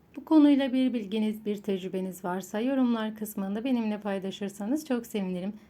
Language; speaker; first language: Turkish; native; Turkish